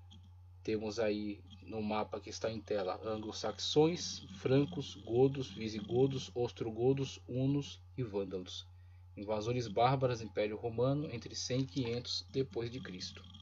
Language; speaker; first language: Portuguese; native; Portuguese